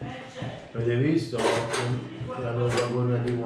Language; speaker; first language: Italian; native; Italian